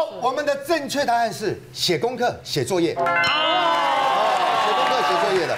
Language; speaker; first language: Chinese; native; Chinese